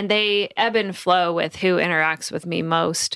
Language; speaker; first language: English; native; English